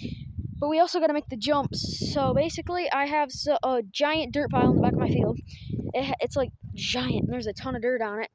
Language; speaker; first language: English; native; English